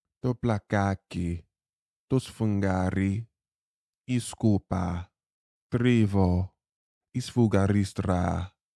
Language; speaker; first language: Greek; non-native, learner; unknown